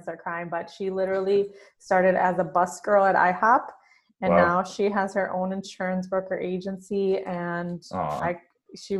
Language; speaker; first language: English; non-native, fluent; Spanish